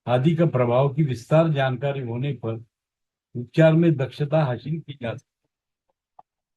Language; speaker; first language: Hindi; non-native, local second language; Marathi